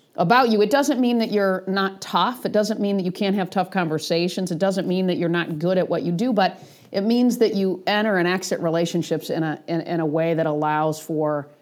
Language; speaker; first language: English; native; English